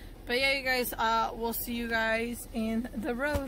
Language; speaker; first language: English; early bilingual, other home language; Spanish